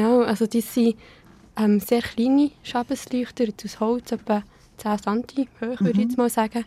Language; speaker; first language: German; early bilingual, other home language; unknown